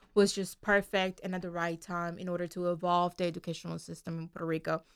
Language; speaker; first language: English; non-native, fluent; Spanish